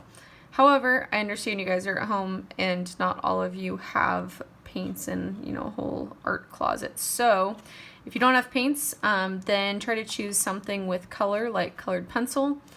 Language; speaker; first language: English; native; English